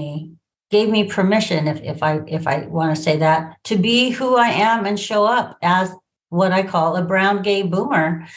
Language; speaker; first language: English; native; English